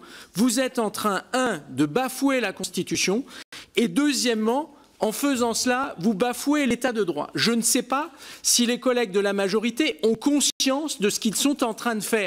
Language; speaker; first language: French; native; French